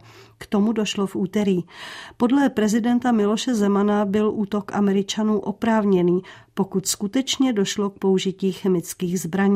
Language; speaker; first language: Czech; native; Czech